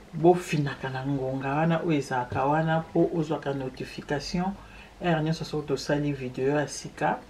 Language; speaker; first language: French; non-native, local second language; Lingala